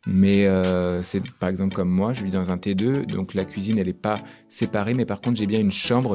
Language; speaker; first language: French; native; French